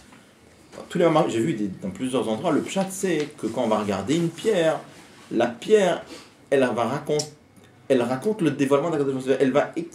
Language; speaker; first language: French; native; French